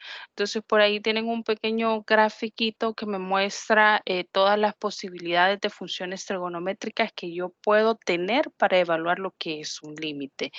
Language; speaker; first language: Spanish; native; Spanish